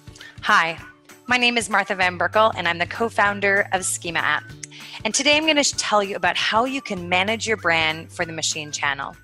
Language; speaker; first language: English; native; English